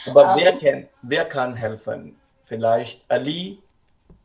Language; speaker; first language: German; non-native, learner; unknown